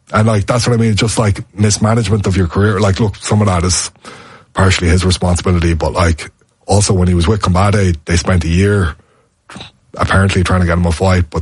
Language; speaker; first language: English; native; English